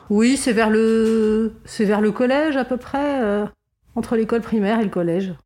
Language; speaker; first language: French; non-native, local second language; Arabic